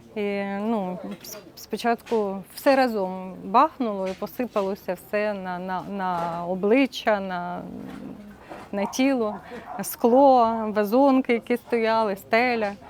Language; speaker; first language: Ukrainian; non-native, local second language; Russian